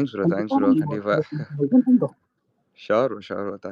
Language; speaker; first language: Tamil; native; Tamil